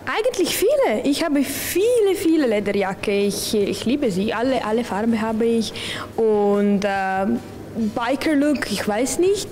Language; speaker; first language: German; non-native, local second language; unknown